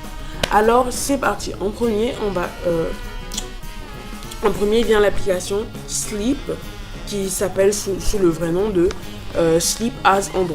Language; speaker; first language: French; native; French